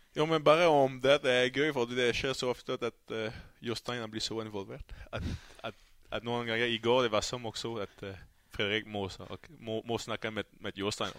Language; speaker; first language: Norwegian; non-native, fluent; French